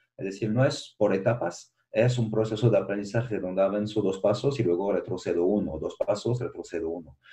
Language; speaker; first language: Spanish; non-native, fluent; French